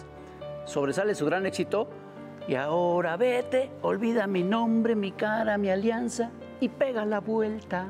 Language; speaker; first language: Spanish; native; Spanish